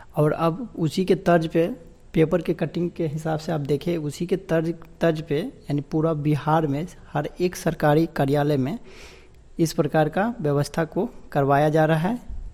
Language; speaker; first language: Hindi; native; Hindi